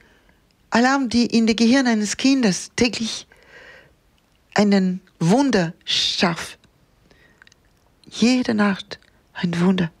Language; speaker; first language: German; non-native, learner; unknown